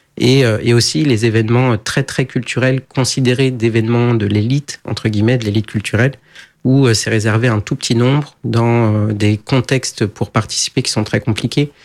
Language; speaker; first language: French; early bilingual, other home language; Portuguese